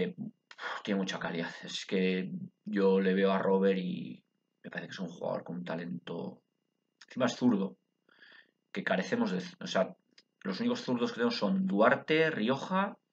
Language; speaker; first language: Spanish; native; Spanish